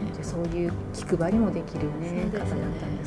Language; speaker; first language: Japanese; native; Japanese